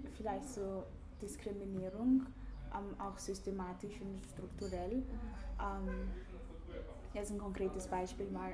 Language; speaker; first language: German; early bilingual, other home language; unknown